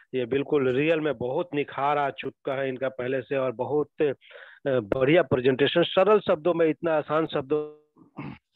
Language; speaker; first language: Hindi; native; Hindi